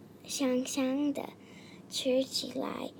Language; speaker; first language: Chinese; non-native, learner; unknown